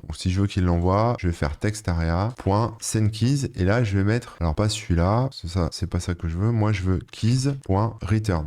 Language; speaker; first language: French; native; French